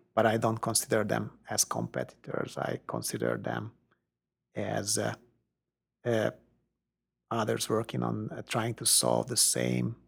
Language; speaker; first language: English; non-native, fluent; Hungarian